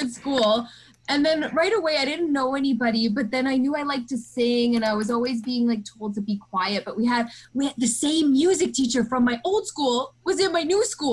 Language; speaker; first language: English; native; English